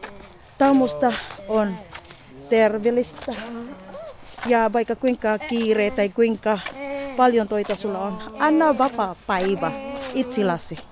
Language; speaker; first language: Finnish; non-native, learner; Filipino